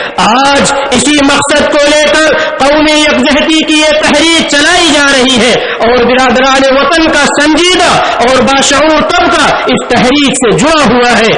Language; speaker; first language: Urdu; native; Urdu